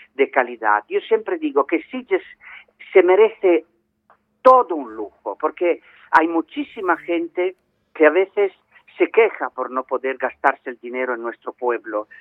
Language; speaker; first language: Spanish; non-native, fluent; Italian